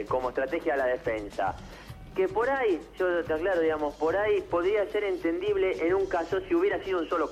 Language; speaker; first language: Spanish; native; Spanish